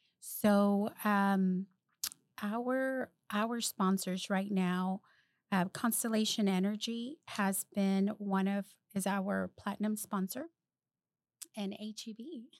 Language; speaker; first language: English; early bilingual, other home language; Spanish